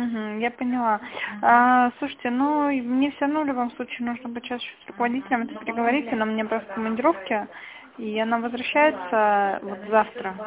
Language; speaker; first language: Russian; native; Russian